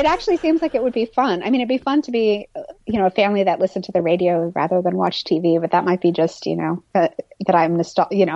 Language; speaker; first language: English; native; English